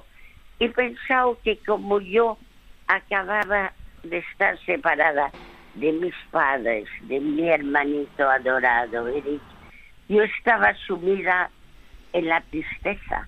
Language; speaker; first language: Spanish; early bilingual, other home language; French